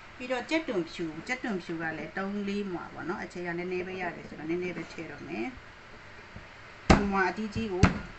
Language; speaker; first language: Burmese; non-native, local second language; Shan